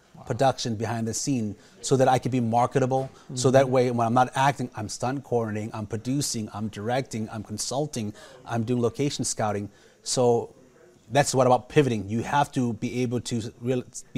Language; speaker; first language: English; non-native, fluent; Lao